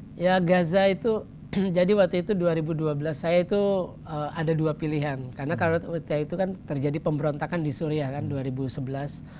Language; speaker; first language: Indonesian; native; Indonesian